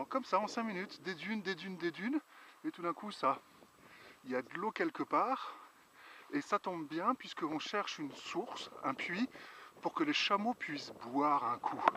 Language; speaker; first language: French; native; French